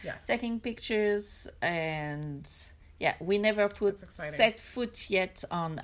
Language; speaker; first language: English; non-native, fluent; French